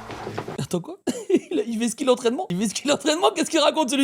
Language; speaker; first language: French; native; French